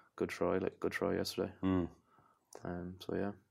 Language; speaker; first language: English; native; English